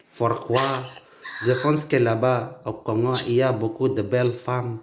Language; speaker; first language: French; non-native, learner; Indonesian